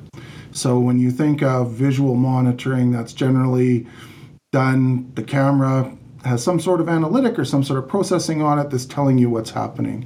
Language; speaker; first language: English; native; English